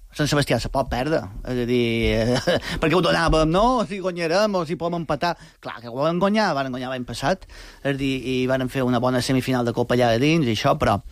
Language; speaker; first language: Catalan; native; Catalan